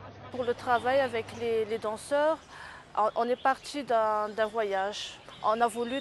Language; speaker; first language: French; non-native, local second language; Malagasy